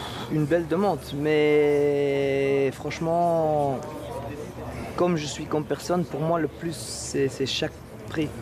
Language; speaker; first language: French; non-native, local second language; Dutch